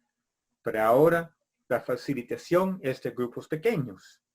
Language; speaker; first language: Spanish; non-native, fluent; English